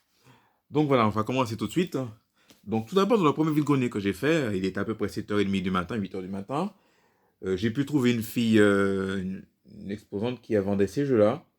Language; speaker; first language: French; native; French